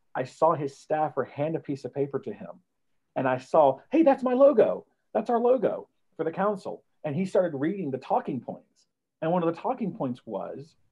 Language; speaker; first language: English; native; English